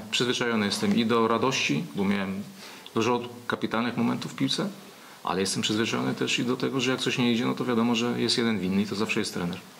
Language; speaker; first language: Polish; native; Polish